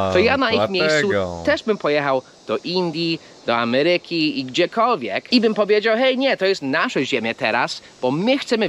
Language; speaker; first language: Polish; non-native, fluent; English